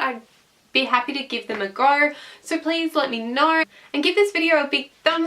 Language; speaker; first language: English; native; English